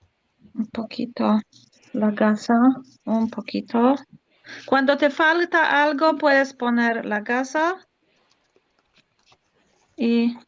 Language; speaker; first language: Spanish; non-native, learner; Polish